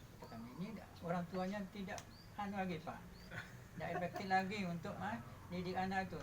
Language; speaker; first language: Indonesian; non-native, local second language; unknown